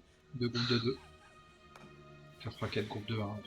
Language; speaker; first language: French; native; French